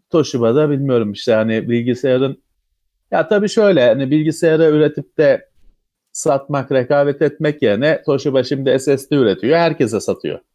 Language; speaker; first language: Turkish; native; Turkish